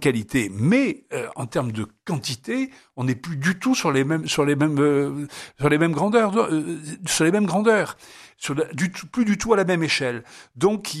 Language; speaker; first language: French; native; French